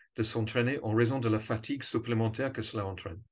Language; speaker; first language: French; non-native, fluent; English